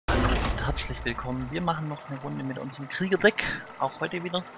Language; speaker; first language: German; native; German